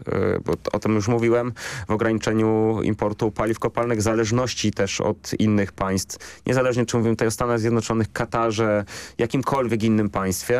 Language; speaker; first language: Polish; native; Polish